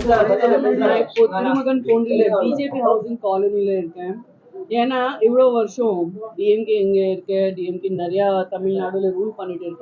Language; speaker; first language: Tamil; non-native, learner; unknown